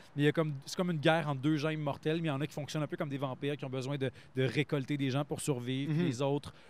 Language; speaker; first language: French; native; French